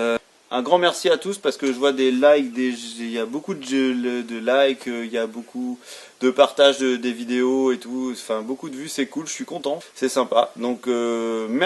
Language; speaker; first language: French; native; French